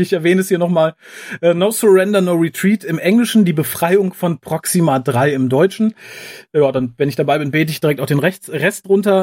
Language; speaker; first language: German; native; German